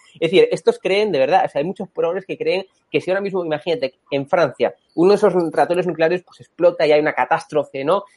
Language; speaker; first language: Spanish; native; Spanish